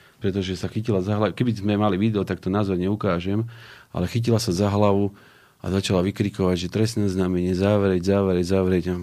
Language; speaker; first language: Slovak; native; Slovak